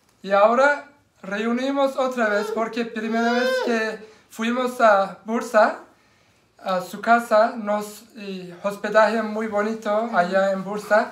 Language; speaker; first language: Spanish; non-native, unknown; Turkish